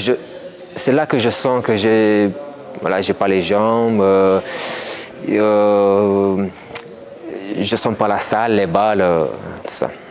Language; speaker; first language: French; non-native, fluent; Romanian